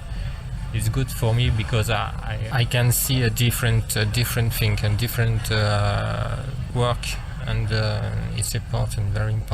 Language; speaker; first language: English; non-native, learner; French